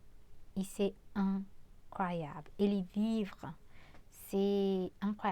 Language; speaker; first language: French; non-native, fluent; Portuguese